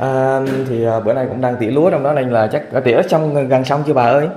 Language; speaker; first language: Vietnamese; native; Vietnamese